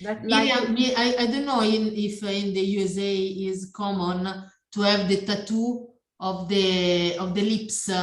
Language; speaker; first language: English; non-native, learner; Italian